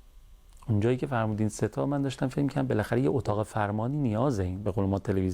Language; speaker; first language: Persian; native; Persian